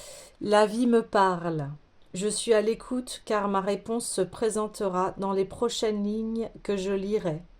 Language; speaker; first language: French; native; French